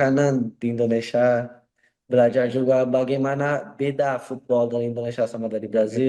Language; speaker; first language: Indonesian; non-native, learner; Portuguese